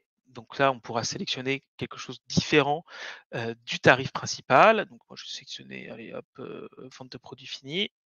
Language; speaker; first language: French; native; French